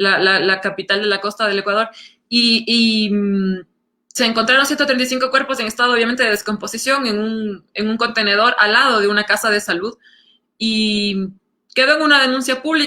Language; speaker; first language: Spanish; native; Spanish